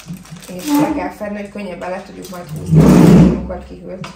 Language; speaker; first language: Hungarian; native; Hungarian